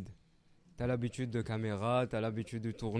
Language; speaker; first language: French; native; French